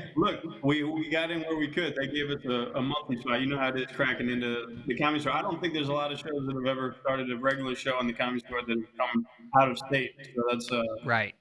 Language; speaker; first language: English; native; English